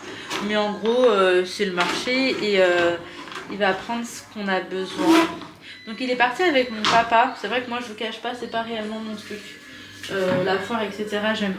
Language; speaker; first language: French; native; French